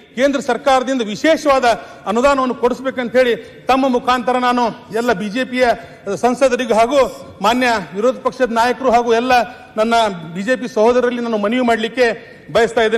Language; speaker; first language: Kannada; non-native, local second language; Urdu